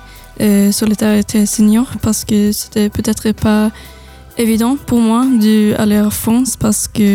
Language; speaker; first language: French; non-native, learner; Swedish